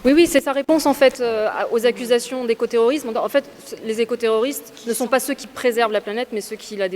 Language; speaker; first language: French; native; French